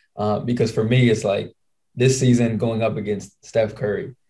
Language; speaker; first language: English; native; English